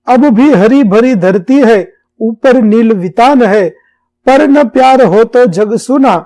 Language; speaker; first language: Hindi; non-native, local second language; Gujarati